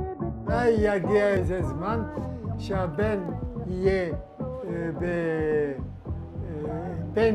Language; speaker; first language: Hebrew; non-native, fluent; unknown